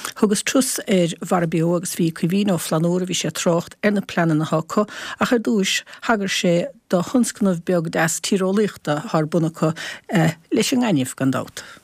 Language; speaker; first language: Irish; native; Irish